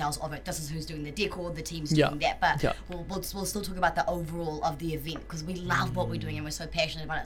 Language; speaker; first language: English; native; English